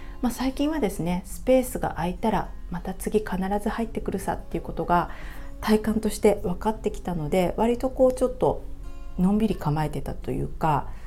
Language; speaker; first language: Japanese; native; Japanese